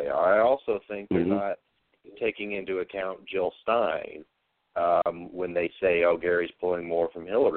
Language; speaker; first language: English; native; English